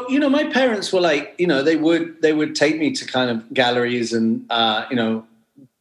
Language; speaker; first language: English; native; English